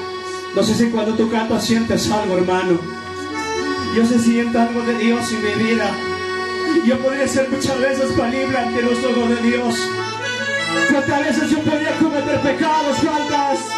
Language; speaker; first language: Spanish; non-native, local second language; Quechua